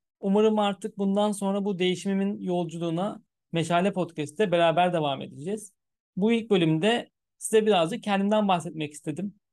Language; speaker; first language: Turkish; early bilingual, heritage; Turkish